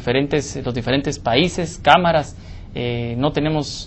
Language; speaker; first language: Spanish; native; Spanish